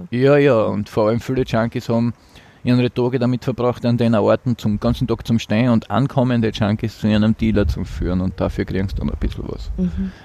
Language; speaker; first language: German; native; German